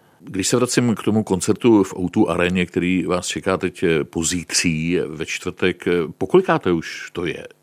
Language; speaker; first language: Czech; native; Czech